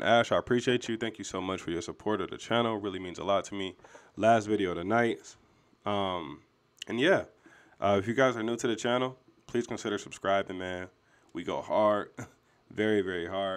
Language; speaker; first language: English; native; English